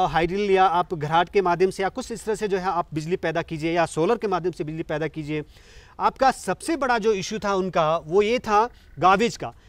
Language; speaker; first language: Hindi; native; Hindi